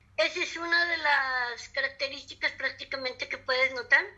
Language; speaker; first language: Spanish; native; Spanish